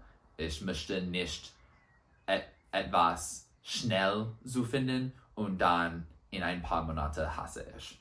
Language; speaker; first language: German; non-native, learner; English